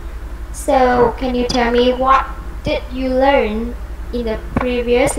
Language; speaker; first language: English; non-native, fluent; Vietnamese